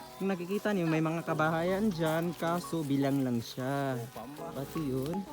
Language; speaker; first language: Filipino; non-native, local second language; Maguindanaon